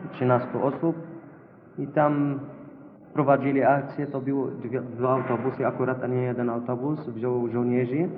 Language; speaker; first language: Polish; non-native, learner; Arabic